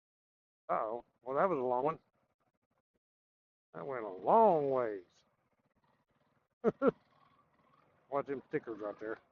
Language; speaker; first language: English; native; English